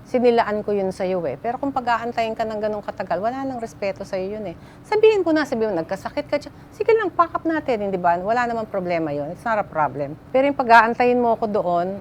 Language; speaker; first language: Filipino; native; Filipino